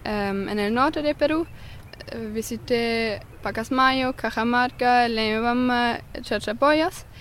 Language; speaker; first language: Spanish; non-native, fluent; German